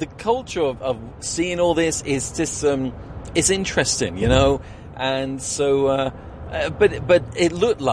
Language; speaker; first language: English; native; English